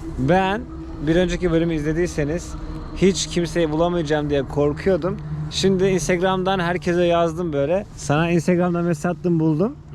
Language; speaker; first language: Turkish; native; Turkish